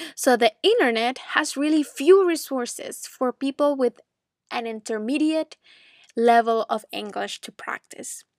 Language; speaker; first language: English; non-native, fluent; Spanish